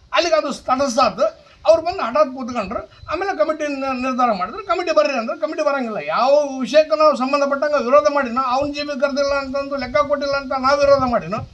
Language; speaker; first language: Kannada; native; Kannada